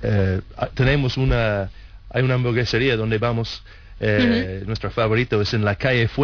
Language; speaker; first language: Spanish; non-native, fluent; English